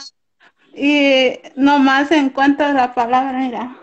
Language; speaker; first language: Spanish; early bilingual, heritage; Spanish